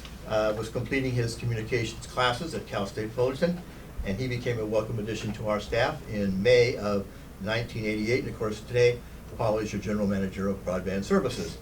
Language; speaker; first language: English; native; English